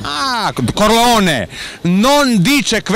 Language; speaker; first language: Italian; non-native, learner; Croatian